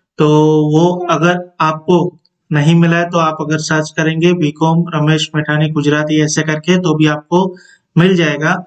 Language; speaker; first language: Hindi; non-native, local second language; Gujarati